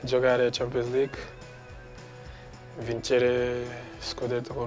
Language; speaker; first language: Italian; non-native, learner; Portuguese